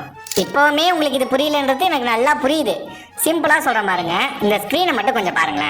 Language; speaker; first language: Tamil; native; Tamil